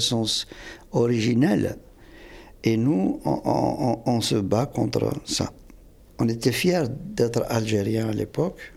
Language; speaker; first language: French; non-native, local second language; Kabyle